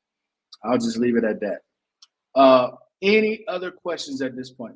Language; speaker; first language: English; native; English